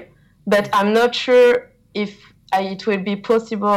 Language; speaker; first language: English; non-native, learner; French